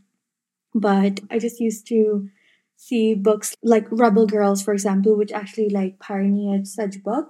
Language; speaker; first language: English; non-native, local second language; Urdu